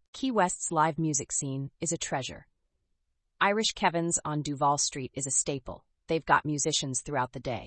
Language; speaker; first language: English; native; English